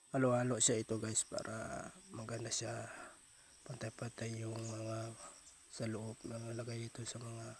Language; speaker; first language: Filipino; non-native, local second language; Cebuano